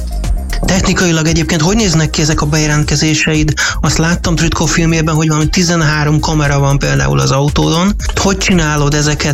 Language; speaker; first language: Hungarian; native; Hungarian